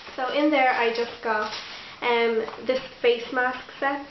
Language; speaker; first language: English; native; English